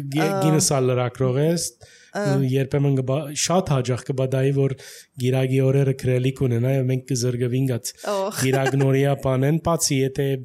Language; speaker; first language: Armenian; early bilingual, heritage; Armenian